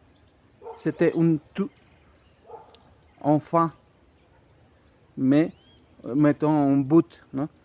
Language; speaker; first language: French; non-native, fluent; Spanish